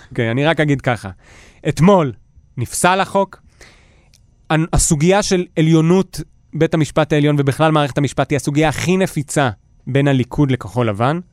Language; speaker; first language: Hebrew; native; Hebrew